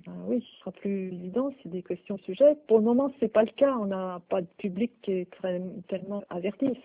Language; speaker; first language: French; native; French